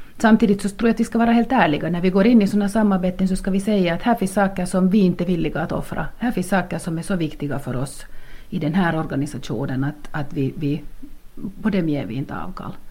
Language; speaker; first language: Swedish; native; Swedish